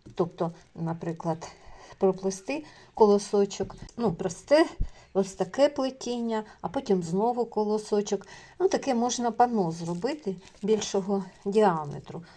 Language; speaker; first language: Ukrainian; non-native, local second language; Russian